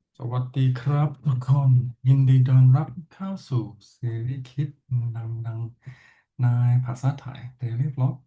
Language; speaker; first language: Thai; non-native, fluent; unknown